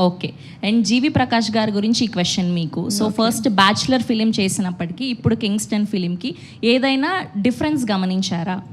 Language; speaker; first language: Telugu; native; Telugu